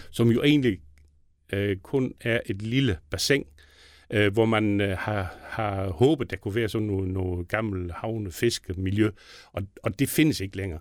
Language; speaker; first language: Danish; native; Danish